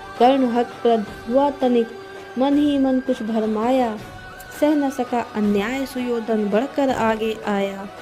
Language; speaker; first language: Hindi; native; Hindi